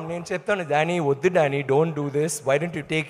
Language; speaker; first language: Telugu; non-native, learner; Tamil